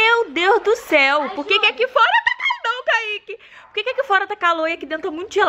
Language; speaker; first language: Portuguese; native; Portuguese